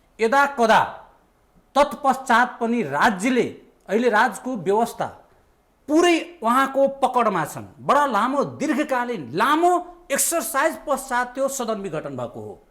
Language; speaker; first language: Nepali; non-native, local second language; Maithili